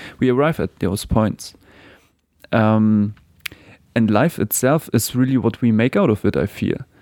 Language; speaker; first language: English; non-native, fluent; German